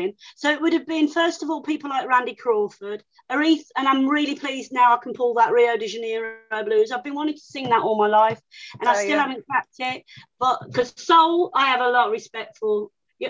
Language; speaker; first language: English; native; English